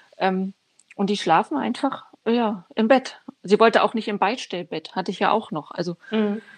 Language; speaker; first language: German; native; German